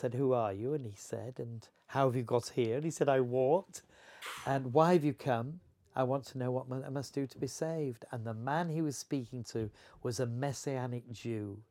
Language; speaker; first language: English; native; English